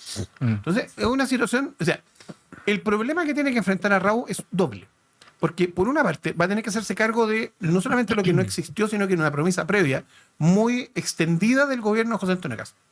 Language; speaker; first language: Spanish; native; Spanish